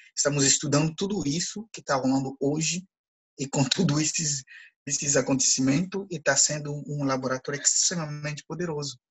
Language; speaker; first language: Portuguese; non-native, fluent; Ewe